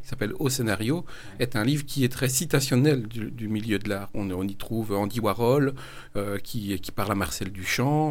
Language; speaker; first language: French; native; French